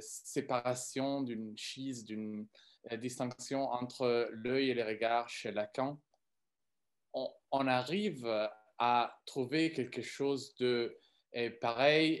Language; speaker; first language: French; non-native, fluent; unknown